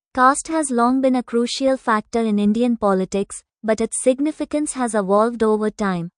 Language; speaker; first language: English; non-native, local second language; Tamil